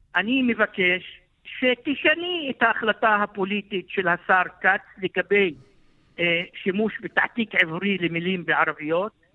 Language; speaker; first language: Hebrew; non-native, local second language; Arabic